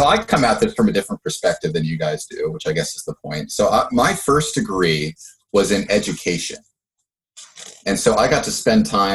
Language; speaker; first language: English; native; English